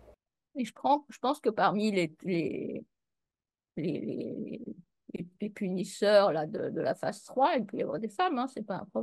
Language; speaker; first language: French; native; French